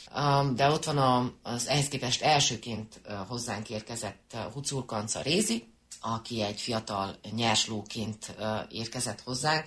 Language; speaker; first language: Hungarian; native; Hungarian